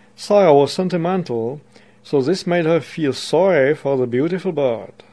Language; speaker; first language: English; non-native, fluent; Czech